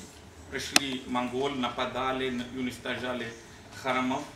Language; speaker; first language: Russian; non-native, learner; Hindi